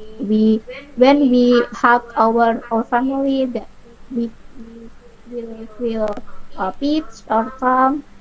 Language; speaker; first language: English; non-native, learner; Indonesian